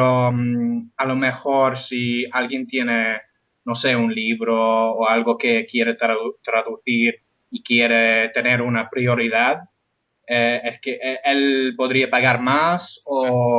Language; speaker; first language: Spanish; non-native, fluent; English